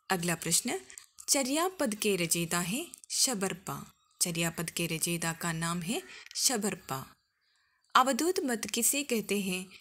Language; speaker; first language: Hindi; non-native, local second language; Malayalam